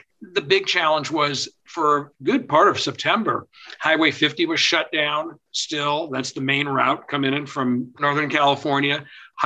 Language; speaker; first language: English; native; English